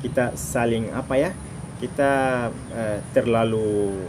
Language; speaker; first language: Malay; non-native, fluent; Arabic